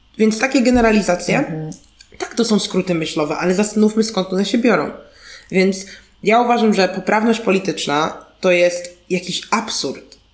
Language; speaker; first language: Polish; native; Polish